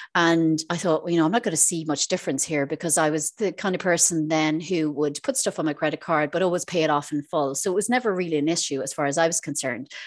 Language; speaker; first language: English; native; English